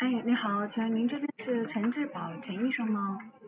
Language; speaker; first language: Chinese; native; Chinese